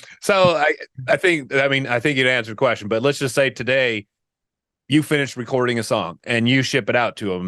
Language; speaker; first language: English; native; English